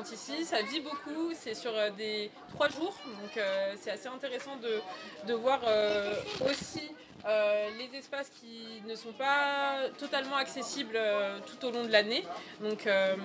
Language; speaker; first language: French; native; French